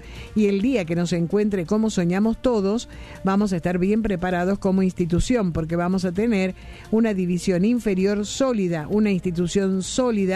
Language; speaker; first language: Spanish; native; Spanish